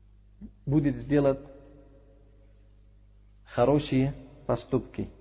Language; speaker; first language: Russian; non-native, local second language; Uzbek